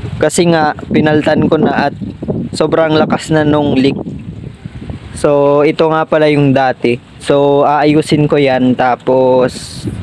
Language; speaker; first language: Filipino; non-native, local second language; Bikol